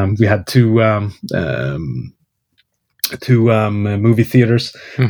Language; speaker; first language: English; non-native, fluent; Swedish